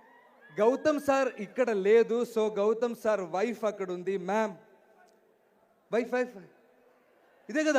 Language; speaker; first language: Telugu; non-native, learner; Malayalam